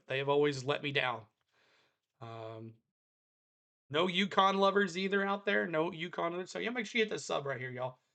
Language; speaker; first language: English; native; English